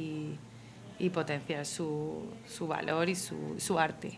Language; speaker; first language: Spanish; native; Spanish